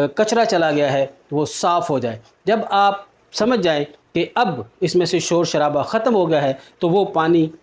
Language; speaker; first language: Urdu; native; Urdu